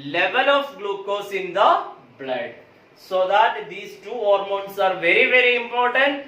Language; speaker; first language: English; non-native, local second language; Malayalam